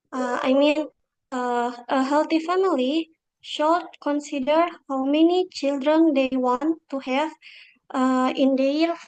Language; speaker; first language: English; non-native, local second language; Indonesian